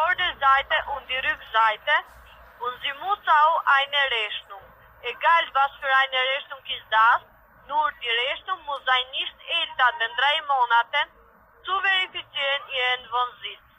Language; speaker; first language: German; non-native, learner; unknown